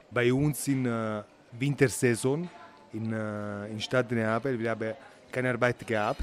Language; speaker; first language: German; non-native, learner; Italian